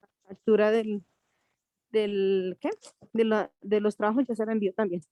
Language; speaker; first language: Spanish; native; Spanish